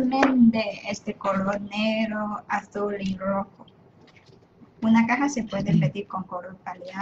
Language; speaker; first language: Spanish; non-native, fluent; Chinese